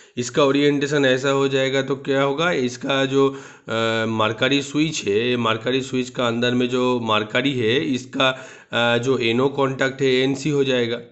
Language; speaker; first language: Hindi; non-native, local second language; Bangla